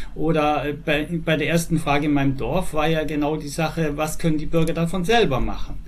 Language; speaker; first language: German; native; German